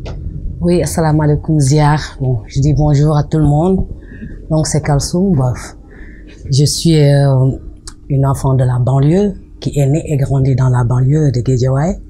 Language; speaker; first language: French; non-native, local second language; Wolof